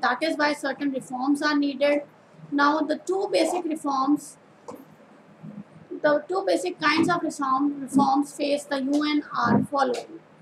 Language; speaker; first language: English; non-native, local second language; Punjabi